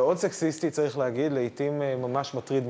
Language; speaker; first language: Hebrew; native; Hebrew